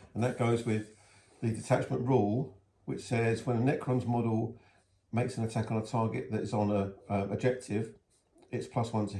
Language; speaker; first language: English; native; English